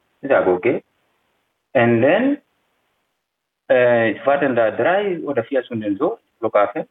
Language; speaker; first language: German; non-native, learner; Fula